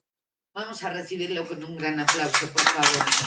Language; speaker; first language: Spanish; native; Spanish